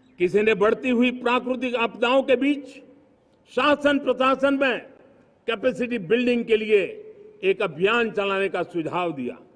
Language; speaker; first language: Hindi; non-native, local second language; Gujarati